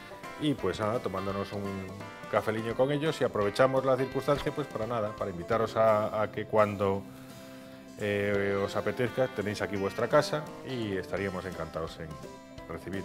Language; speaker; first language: Spanish; native; Spanish